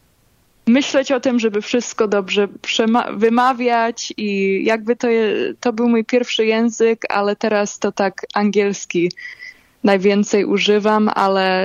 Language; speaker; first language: Polish; early bilingual, heritage; Polish